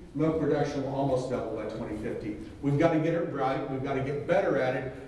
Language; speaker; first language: English; native; English